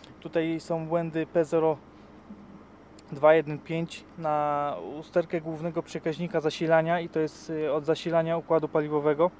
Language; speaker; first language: Polish; native; Polish